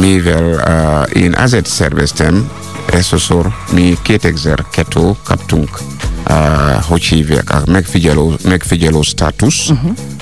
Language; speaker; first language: Hungarian; non-native, fluent; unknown